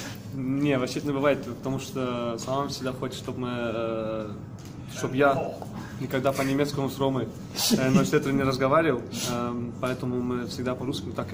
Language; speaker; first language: Russian; non-native, learner; German